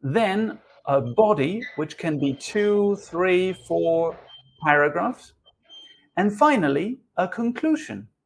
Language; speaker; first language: English; non-native, fluent; Spanish